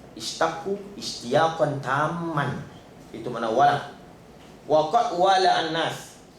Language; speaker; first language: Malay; native; Malay